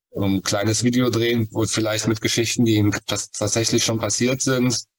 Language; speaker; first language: German; native; German